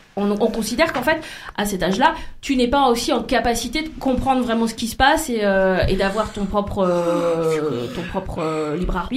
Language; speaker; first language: French; native; French